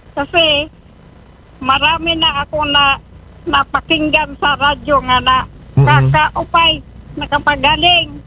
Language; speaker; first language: Filipino; non-native, local second language; Waray